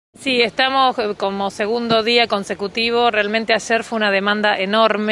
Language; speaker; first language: Spanish; native; Spanish